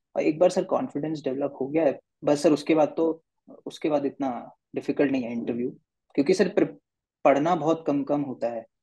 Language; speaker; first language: Hindi; native; Hindi